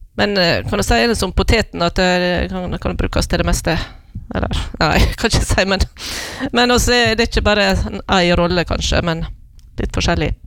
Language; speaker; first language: Norwegian; native; Norwegian